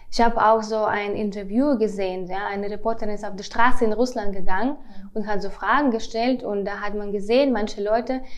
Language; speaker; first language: German; non-native, fluent; Russian